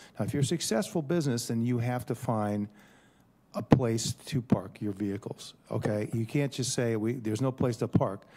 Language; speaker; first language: English; native; English